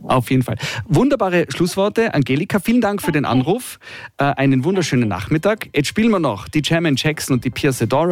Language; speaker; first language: German; native; German